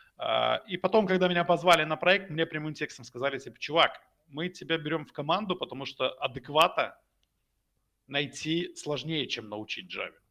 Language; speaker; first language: Russian; native; Russian